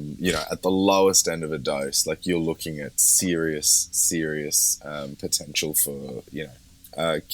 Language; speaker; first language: English; native; English